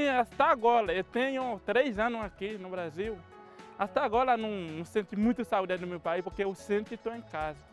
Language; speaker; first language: Portuguese; non-native, learner; Haitian Creole